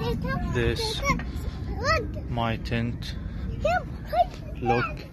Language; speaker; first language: English; non-native, learner; Arabic